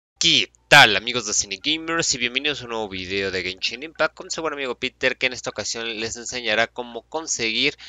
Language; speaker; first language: Spanish; native; Spanish